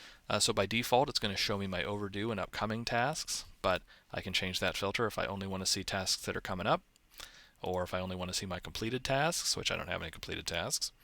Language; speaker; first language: English; native; English